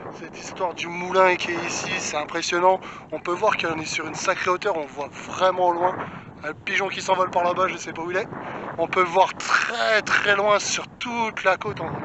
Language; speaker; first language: French; native; French